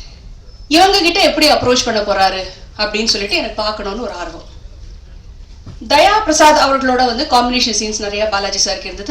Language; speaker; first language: Tamil; native; Tamil